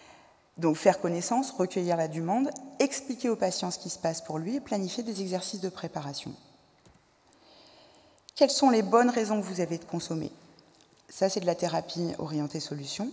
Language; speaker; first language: French; native; French